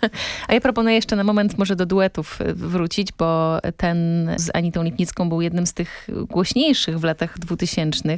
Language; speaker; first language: Polish; native; Polish